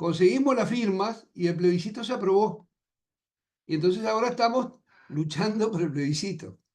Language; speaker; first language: Spanish; native; Spanish